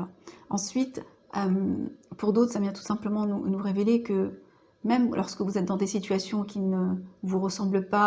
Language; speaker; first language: French; native; French